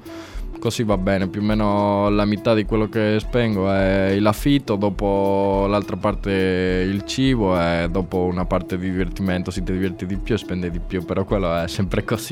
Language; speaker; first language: Italian; non-native, learner; Spanish